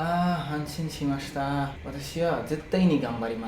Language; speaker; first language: Japanese; non-native, learner; Bangla